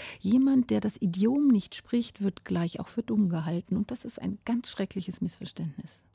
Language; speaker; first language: German; native; German